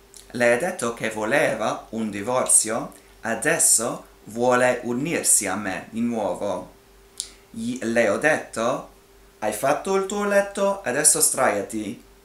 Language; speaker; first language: Italian; non-native, fluent; English